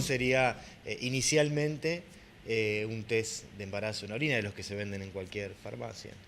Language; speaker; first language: Spanish; native; Spanish